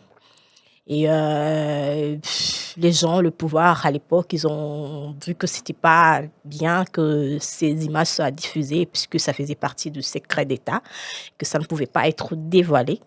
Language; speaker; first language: French; non-native, local second language; Lingala